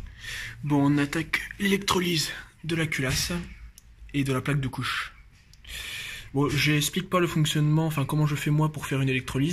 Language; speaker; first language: French; native; French